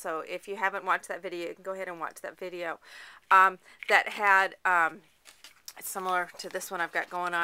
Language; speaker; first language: English; native; English